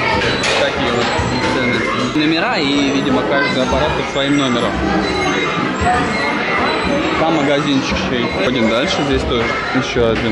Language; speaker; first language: Russian; native; Russian